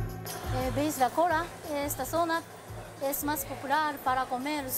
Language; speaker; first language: Spanish; non-native, learner; Japanese